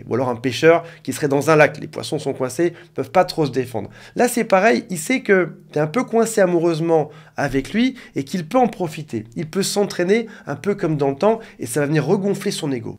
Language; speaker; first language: French; native; French